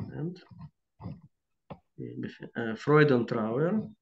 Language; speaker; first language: German; non-native, fluent; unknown